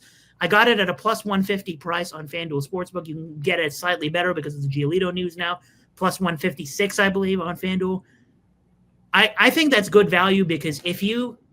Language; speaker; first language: English; native; English